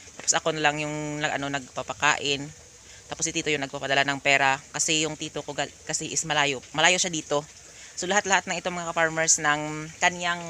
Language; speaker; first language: Filipino; native; Filipino